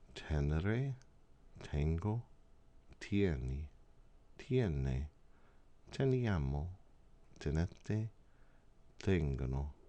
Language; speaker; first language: Italian; non-native, fluent; English